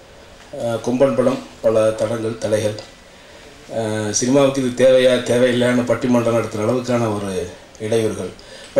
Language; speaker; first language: Tamil; native; Tamil